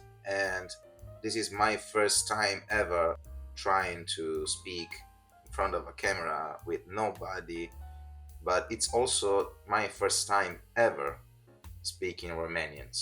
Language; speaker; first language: English; non-native, fluent; Italian